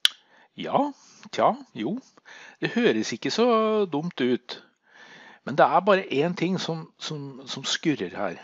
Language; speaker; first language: Norwegian; native; Norwegian